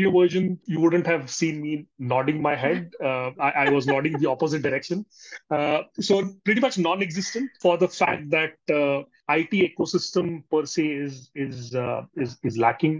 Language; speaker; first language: English; non-native, local second language; Marathi